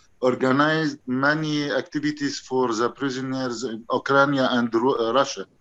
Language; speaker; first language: English; non-native, learner; Arabic